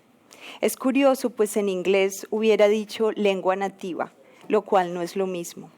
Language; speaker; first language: Spanish; native; Spanish